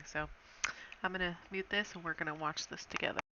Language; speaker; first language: English; native; English